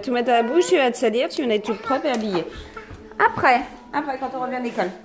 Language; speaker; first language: French; native; French